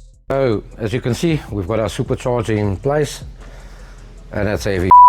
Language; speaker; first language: English; native; English